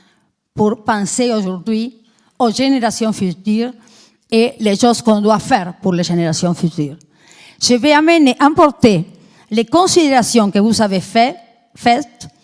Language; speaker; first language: French; non-native, fluent; Spanish